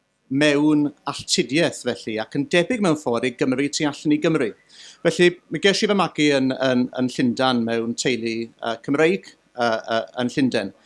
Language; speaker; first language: Welsh; native; Welsh